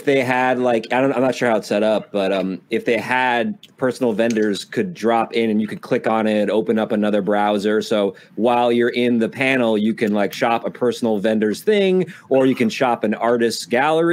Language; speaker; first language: English; non-native, local second language; Filipino